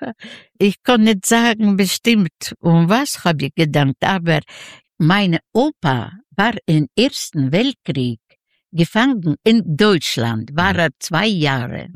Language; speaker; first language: German; non-native, learner; Yiddish